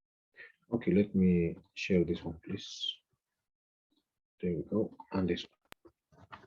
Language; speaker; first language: English; non-native, fluent; Spanish